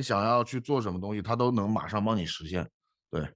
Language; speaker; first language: Chinese; native; Chinese